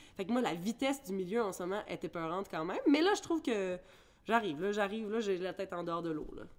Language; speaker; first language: French; early bilingual, other home language; English